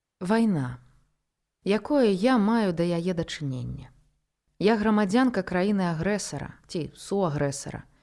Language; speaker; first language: Belarusian; non-native, local second language; Russian